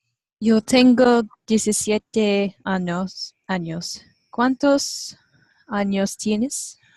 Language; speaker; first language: Spanish; non-native, learner; English